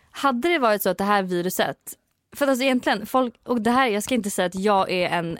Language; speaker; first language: Swedish; native; Swedish